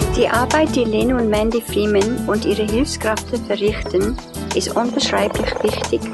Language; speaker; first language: German; non-native, fluent; Afrikaans